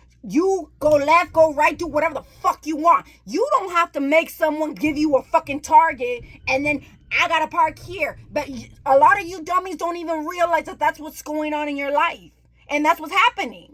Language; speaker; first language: English; native; English